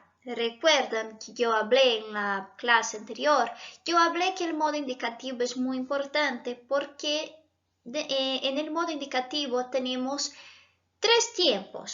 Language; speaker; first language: Spanish; non-native, fluent; Portuguese